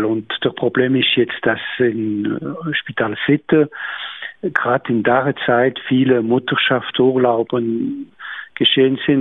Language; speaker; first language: German; non-native, local second language; French